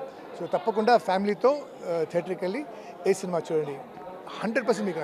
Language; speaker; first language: Telugu; non-native, fluent; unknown